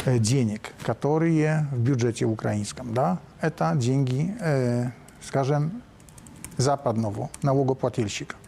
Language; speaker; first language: Polish; non-native, learner; Russian